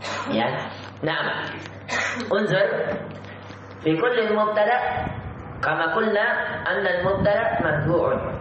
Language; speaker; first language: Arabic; non-native, fluent; Indonesian